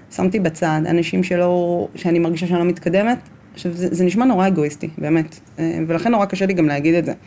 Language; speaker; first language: Hebrew; native; Hebrew